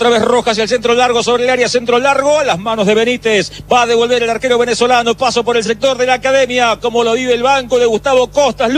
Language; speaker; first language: Spanish; native; Spanish